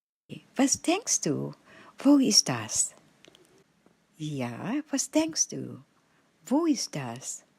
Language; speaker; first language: German; non-native, fluent; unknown